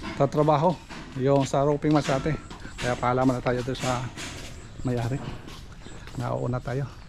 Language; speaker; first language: Filipino; non-native, local second language; Waray